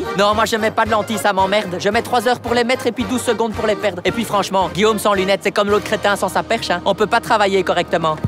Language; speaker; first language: French; native; French